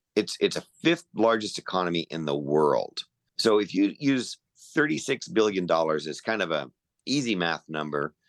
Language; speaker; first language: English; native; English